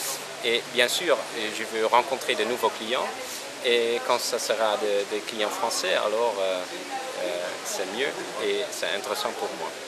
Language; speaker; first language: French; non-native, fluent; Dutch